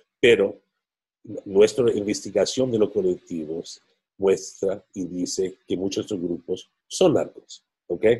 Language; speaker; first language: Spanish; non-native, fluent; English